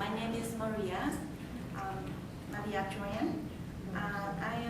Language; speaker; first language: English; non-native, learner; Vietnamese